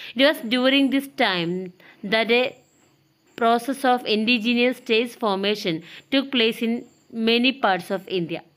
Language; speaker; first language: English; non-native, local second language; Malayalam